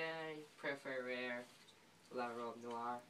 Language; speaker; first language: French; non-native, learner; English